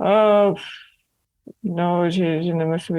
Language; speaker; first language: French; non-native, fluent; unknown